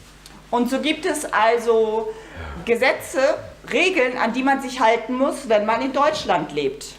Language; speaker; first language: German; native; German